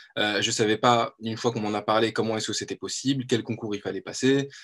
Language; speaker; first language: French; native; French